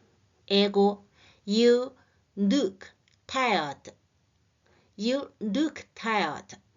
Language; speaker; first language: English; non-native, learner; Chinese